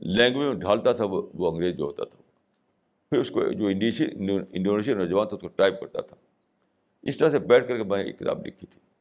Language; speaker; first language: Urdu; native; Urdu